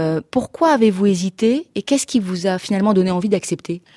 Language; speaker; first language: French; native; French